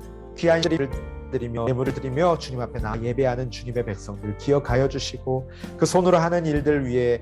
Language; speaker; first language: Korean; native; Korean